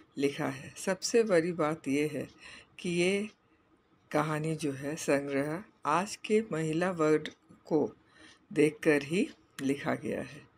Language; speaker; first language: Hindi; non-native, local second language; Bangla